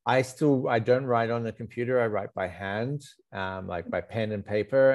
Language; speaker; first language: English; native; English